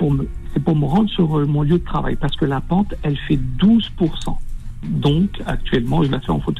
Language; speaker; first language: French; native; French